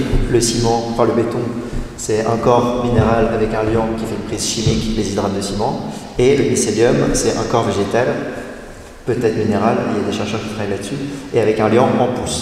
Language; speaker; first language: French; native; French